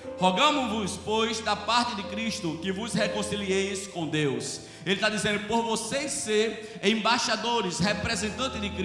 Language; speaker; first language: Portuguese; native; Portuguese